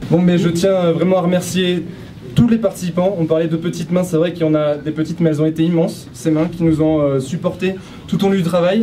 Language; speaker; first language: French; native; French